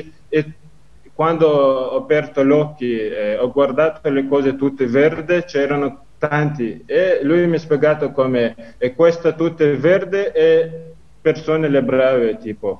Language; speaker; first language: Italian; non-native, learner; Chechen